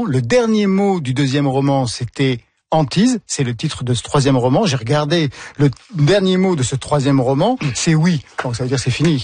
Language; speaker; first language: French; native; French